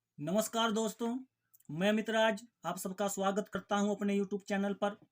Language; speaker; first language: Hindi; native; Hindi